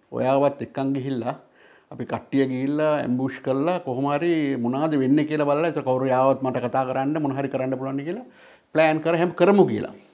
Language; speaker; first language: Sinhala; non-native, local second language; Tamil